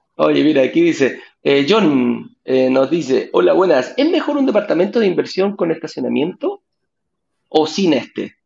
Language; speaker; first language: Spanish; native; Spanish